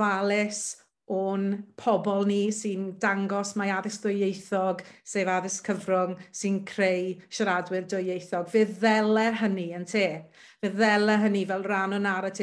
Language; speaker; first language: Welsh; native; Welsh